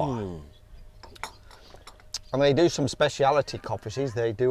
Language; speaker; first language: English; native; English